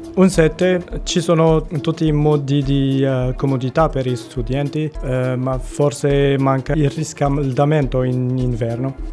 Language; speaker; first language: Italian; non-native, fluent; Arabic